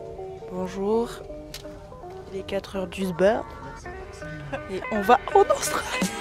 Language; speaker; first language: French; native; French